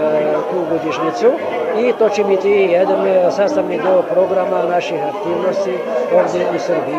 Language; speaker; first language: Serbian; non-native, fluent; Arabic